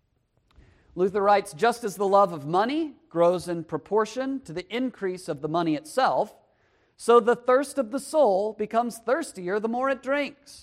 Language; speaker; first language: English; native; English